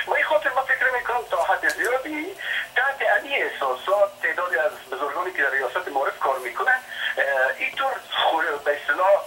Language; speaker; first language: Persian; non-native, local second language; Shughni